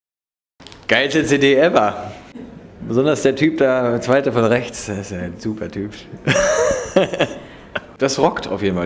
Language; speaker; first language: German; native; German